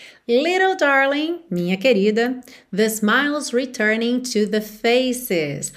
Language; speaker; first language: English; non-native, fluent; Portuguese